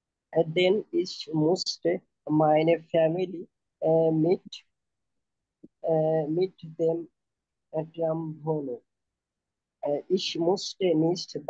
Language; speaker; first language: German; non-native, learner; Bangla